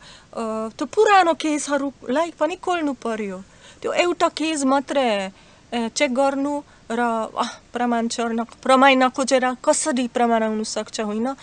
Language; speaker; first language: Nepali; non-native, learner; Slovak